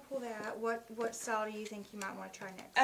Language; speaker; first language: English; native; English